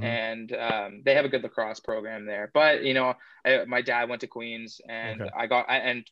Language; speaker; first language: English; native; English